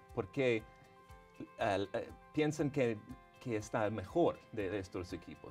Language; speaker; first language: Spanish; non-native, fluent; English